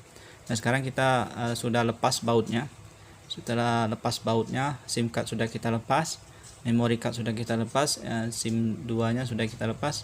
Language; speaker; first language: Indonesian; native; Indonesian